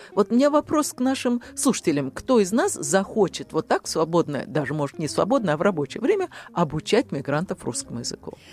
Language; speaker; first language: Russian; native; Russian